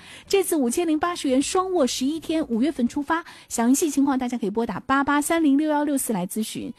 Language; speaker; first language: Chinese; native; Chinese